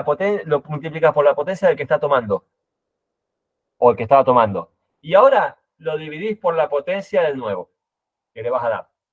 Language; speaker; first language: Spanish; native; Spanish